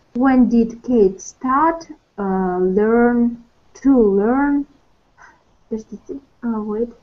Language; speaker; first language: English; non-native, learner; Russian